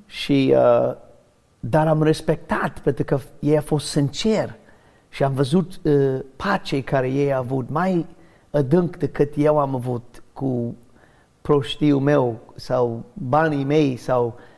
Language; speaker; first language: Romanian; non-native, learner; English